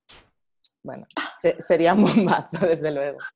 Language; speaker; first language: Spanish; native; Spanish